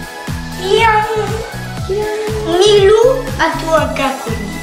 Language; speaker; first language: Japanese; early bilingual, heritage; Japanese